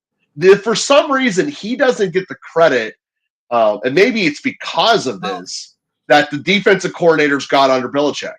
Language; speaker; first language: English; native; English